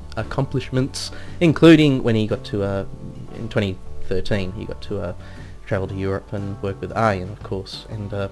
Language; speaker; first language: English; native; English